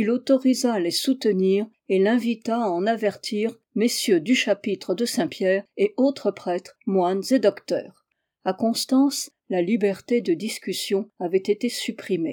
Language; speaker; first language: French; native; French